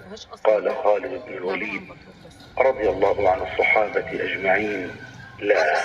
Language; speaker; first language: Arabic; native; Arabic